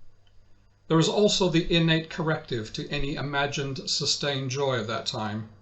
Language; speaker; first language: English; native; English